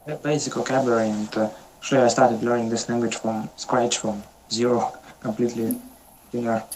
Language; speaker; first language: English; non-native, learner; Russian